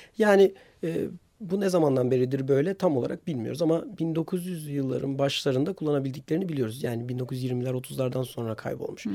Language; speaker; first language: Turkish; non-native, local second language; Armenian